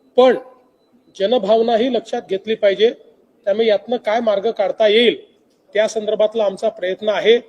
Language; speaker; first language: Marathi; native; Marathi